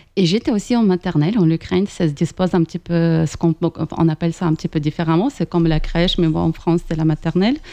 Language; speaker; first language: French; non-native, fluent; Ukrainian